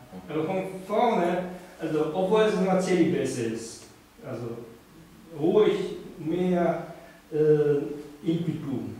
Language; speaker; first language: German; non-native, fluent; Japanese